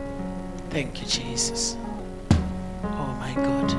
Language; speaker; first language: English; non-native, local second language; Zulu